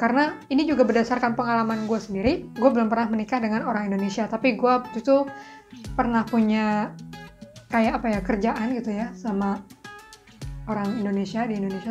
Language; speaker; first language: Indonesian; native; Indonesian